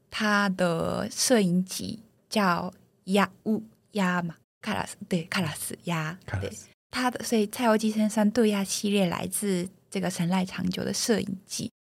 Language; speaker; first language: Chinese; non-native, fluent; Japanese